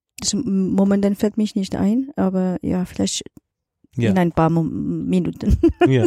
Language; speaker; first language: German; non-native, learner; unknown